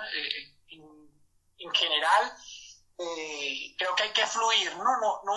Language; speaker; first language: Spanish; native; Spanish